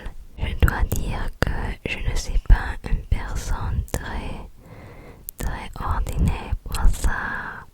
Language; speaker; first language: French; non-native, learner; English